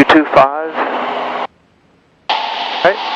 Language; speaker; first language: English; native; English